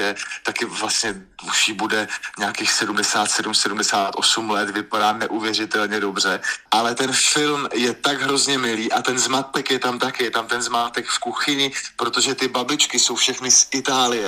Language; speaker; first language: Czech; native; Czech